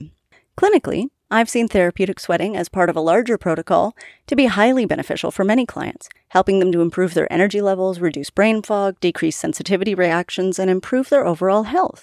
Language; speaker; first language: English; native; English